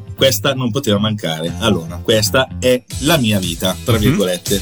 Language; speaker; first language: Italian; native; Italian